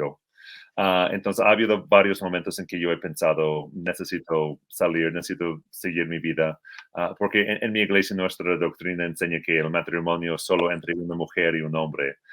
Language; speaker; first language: Spanish; non-native, fluent; English